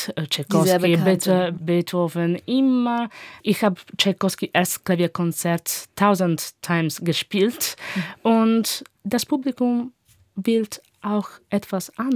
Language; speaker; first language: German; non-native, learner; Italian